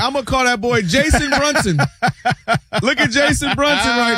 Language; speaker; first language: English; native; English